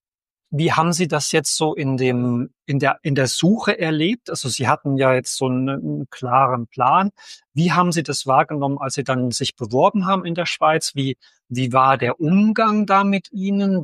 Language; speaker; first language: German; native; German